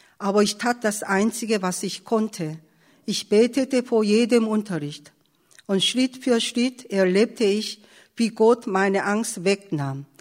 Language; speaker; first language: German; non-native, fluent; Korean